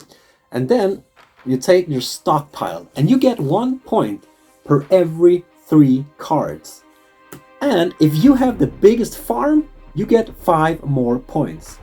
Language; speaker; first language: English; non-native, fluent; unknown